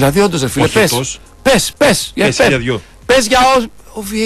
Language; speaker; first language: Greek; native; Greek